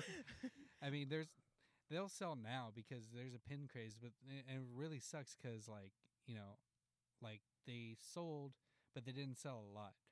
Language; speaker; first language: English; early bilingual, other home language; Spanish